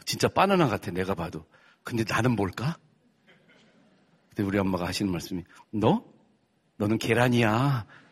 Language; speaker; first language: Korean; early bilingual, heritage; Korean